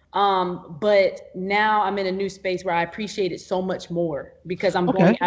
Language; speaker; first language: English; native; English